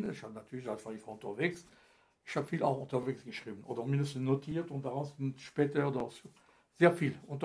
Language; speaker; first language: German; non-native, fluent; French